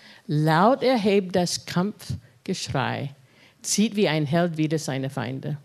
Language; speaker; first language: German; non-native, fluent; English